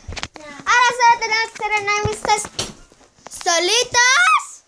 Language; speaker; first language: Spanish; early bilingual, heritage; Spanish